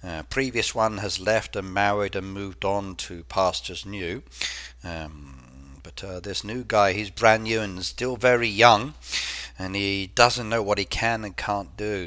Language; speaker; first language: English; native; English